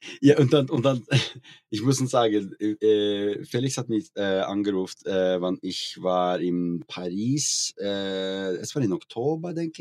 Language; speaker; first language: German; non-native, learner; Norwegian